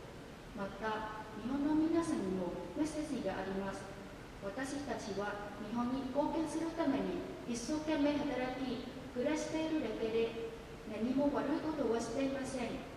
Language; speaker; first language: Japanese; non-native, fluent; Vietnamese